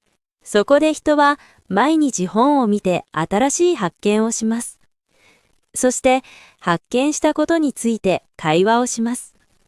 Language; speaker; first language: Japanese; non-native, fluent; Korean